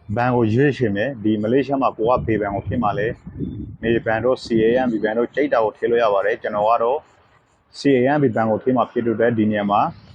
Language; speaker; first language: Burmese; non-native, local second language; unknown